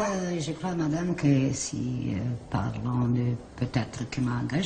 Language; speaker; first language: French; non-native, learner; Romanian